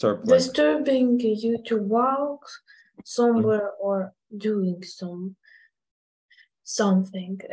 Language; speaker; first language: English; non-native, learner; Russian